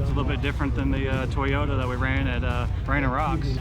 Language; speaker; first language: English; native; English